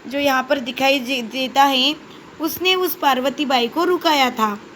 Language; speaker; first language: Hindi; non-native, local second language; Marathi